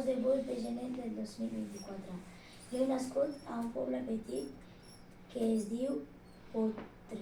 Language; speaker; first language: Catalan; non-native, learner; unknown